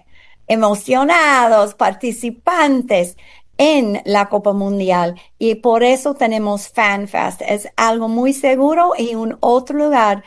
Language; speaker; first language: Spanish; non-native, fluent; English